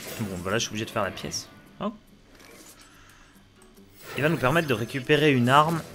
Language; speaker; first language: French; native; French